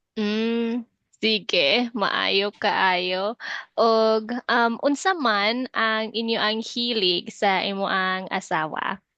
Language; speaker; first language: Cebuano; native; Cebuano